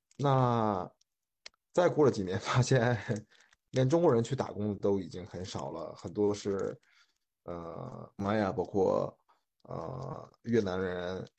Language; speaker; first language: Chinese; native; Chinese